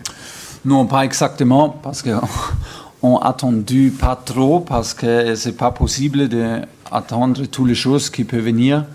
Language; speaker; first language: French; non-native, fluent; German